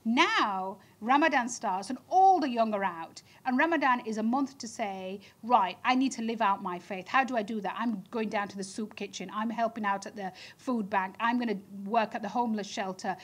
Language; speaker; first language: English; native; English